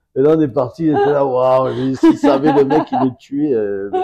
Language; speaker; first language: French; native; French